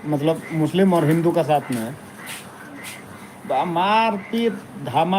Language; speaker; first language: Hindi; non-native, local second language; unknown